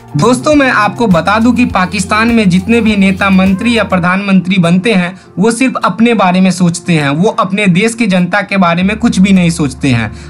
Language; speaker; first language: Hindi; native; Hindi